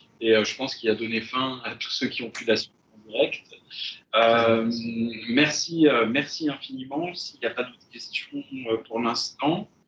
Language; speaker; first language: French; native; French